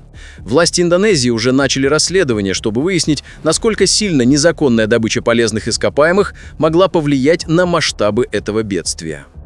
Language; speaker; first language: Russian; native; Russian